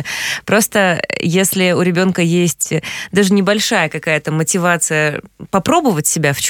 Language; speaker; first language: Russian; native; Russian